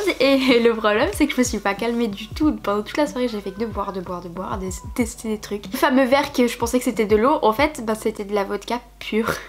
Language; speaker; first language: French; native; French